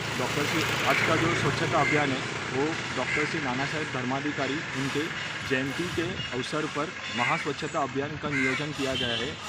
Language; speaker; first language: Hindi; non-native, local second language; Marathi